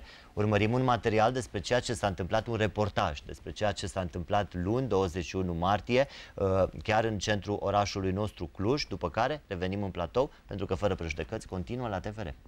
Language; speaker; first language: Romanian; native; Romanian